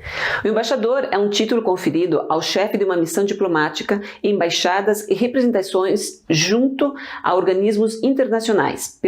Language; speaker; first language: Portuguese; early bilingual, other home language; Spanish